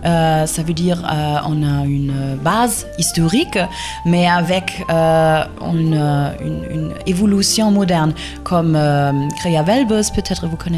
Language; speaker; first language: French; non-native, fluent; German